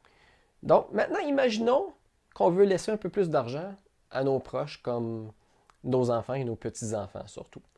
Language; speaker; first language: French; native; French